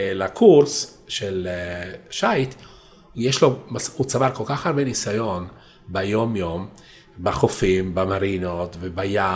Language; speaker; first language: Hebrew; non-native, fluent; Italian